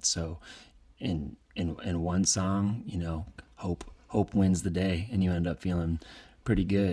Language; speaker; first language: English; native; English